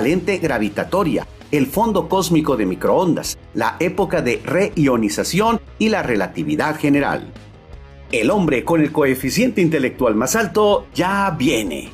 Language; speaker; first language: Spanish; native; Spanish